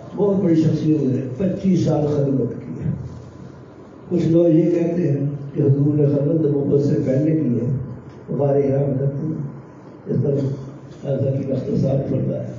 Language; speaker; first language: Urdu; non-native, local second language; Punjabi